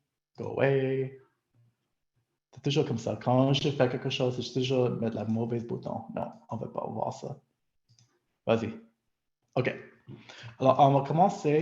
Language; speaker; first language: French; non-native, local second language; English